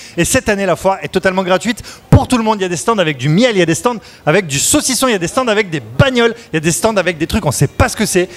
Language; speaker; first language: French; native; French